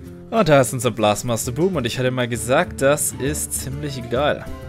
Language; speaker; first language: German; native; German